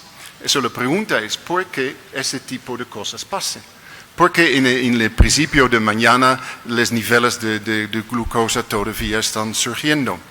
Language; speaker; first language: Spanish; non-native, learner; Dutch